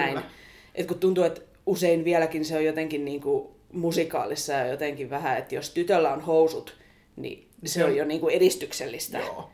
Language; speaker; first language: Finnish; native; Finnish